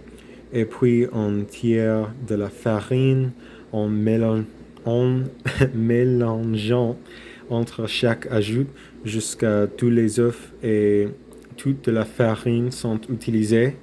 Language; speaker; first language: French; non-native, learner; English